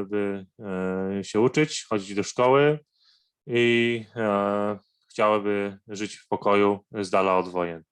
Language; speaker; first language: Polish; non-native, fluent; Arabic